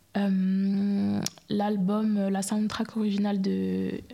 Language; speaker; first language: French; native; French